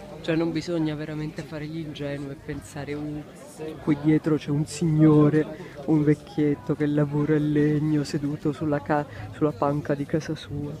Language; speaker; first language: Italian; native; Italian